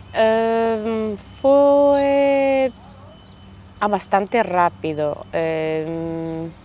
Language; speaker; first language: Spanish; non-native, fluent; Slovak